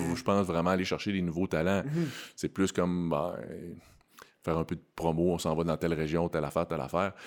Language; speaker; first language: French; native; French